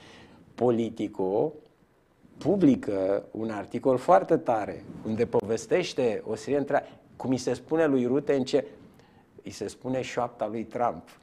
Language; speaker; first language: Romanian; native; Romanian